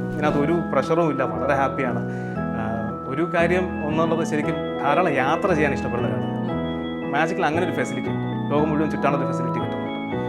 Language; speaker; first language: Malayalam; non-native, local second language; Tamil